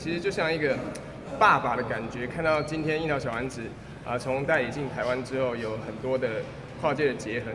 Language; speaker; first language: Chinese; native; Chinese